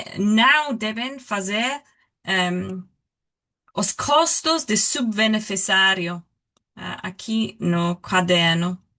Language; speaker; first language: Portuguese; non-native, learner; English